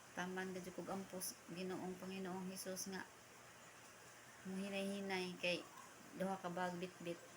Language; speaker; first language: Filipino; non-native, local second language; Cebuano